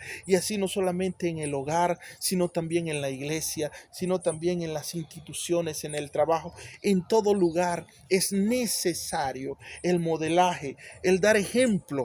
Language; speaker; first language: Spanish; native; Spanish